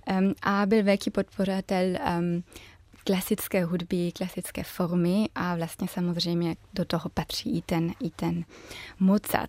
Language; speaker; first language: Czech; early bilingual, heritage; German